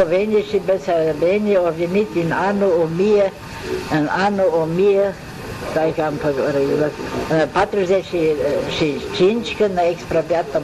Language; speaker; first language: Romanian; non-native, local second language; German